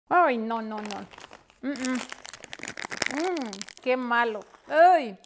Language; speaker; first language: Spanish; native; Spanish